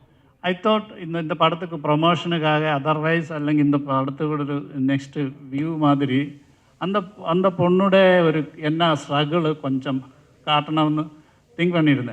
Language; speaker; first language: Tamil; non-native, learner; Malayalam